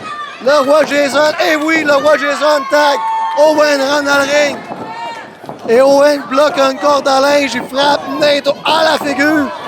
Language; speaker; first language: French; native; French